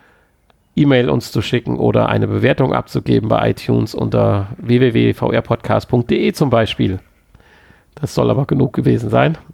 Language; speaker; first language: German; native; German